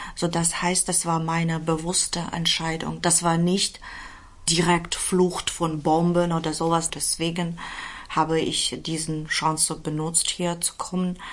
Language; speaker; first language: German; non-native, fluent; Russian